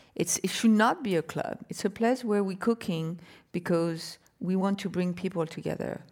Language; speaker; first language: English; non-native, fluent; French